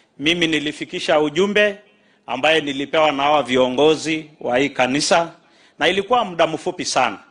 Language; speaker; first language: Swahili; non-native, local second language; Masai